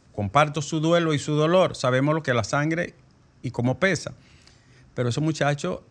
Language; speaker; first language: Spanish; native; Spanish